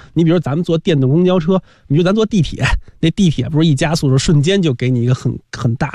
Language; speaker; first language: Chinese; native; Chinese